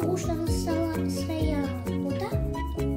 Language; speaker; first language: Russian; early bilingual, heritage; Russian